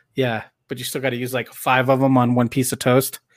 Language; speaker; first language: English; native; English